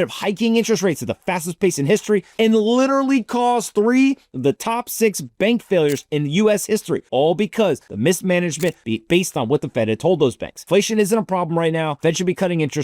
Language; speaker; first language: English; native; English